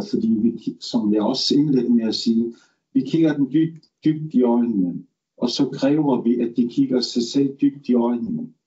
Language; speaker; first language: Danish; non-native, local second language; Kalaallisut